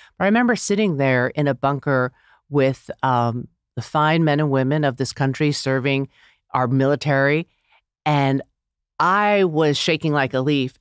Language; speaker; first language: English; native; English